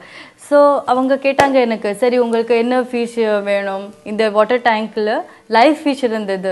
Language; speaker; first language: Tamil; non-native, learner; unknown